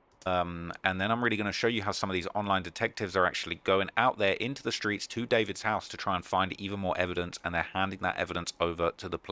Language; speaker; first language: English; native; English